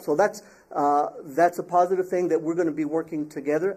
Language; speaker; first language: English; early bilingual, other home language; Spanish